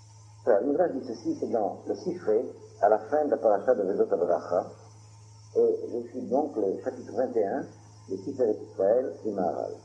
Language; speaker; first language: French; native; French